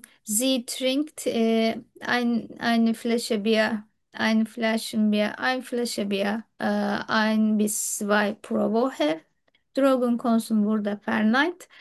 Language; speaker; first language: German; non-native, learner; Turkish